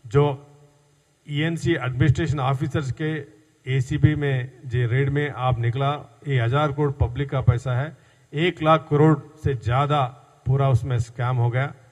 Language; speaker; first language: Hindi; non-native, local second language; Telugu